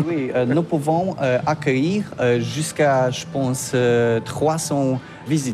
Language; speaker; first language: French; non-native, learner; Polish